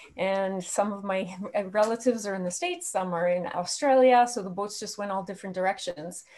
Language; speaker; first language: English; native; English